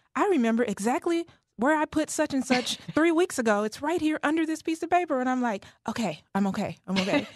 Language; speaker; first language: English; native; English